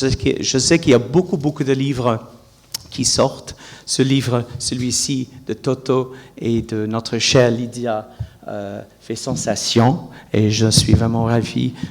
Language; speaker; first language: French; non-native, fluent; English